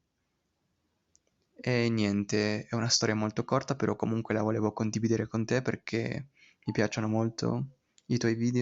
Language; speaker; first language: Italian; non-native, fluent; Spanish